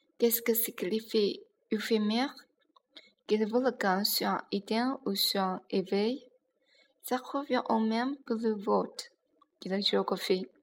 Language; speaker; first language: French; non-native, learner; Chinese